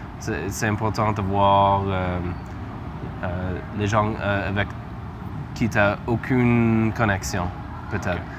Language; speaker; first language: French; non-native, learner; English